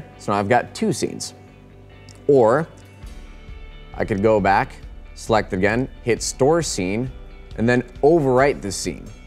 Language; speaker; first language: English; native; English